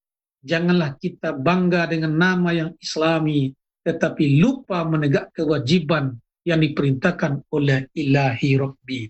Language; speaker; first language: Indonesian; native; Indonesian